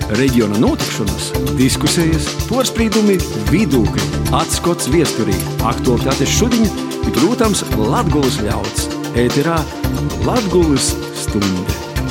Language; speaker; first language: Latvian; native; Latvian